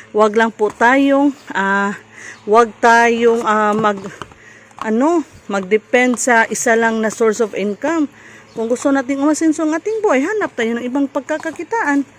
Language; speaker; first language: Filipino; non-native, local second language; Cebuano